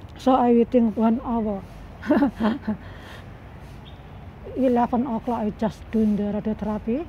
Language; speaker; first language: English; non-native, learner; Indonesian